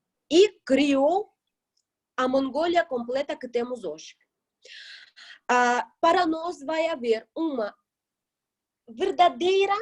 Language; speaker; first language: Portuguese; non-native, fluent; Russian